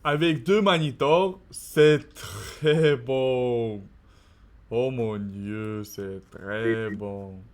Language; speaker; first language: French; non-native, learner; Russian